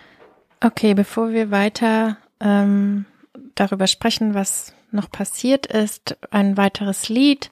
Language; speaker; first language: German; native; German